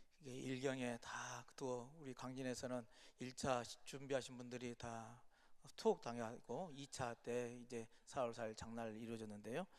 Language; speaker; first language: Korean; native; Korean